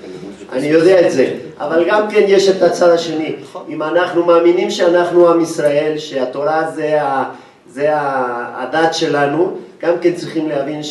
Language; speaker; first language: Hebrew; non-native, fluent; Spanish